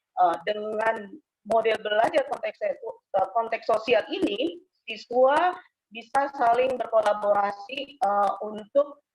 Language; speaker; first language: Indonesian; native; Indonesian